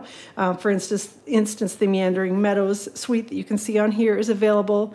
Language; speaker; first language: English; native; English